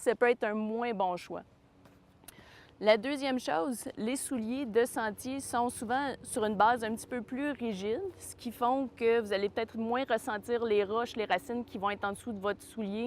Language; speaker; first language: French; native; French